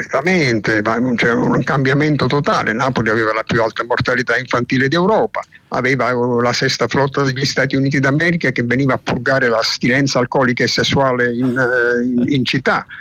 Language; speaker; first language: Italian; native; Italian